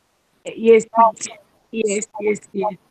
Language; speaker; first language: English; non-native, learner; Spanish